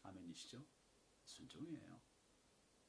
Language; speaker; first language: Korean; native; Korean